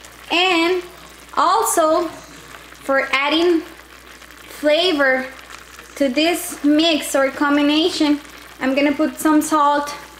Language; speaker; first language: English; non-native, fluent; Spanish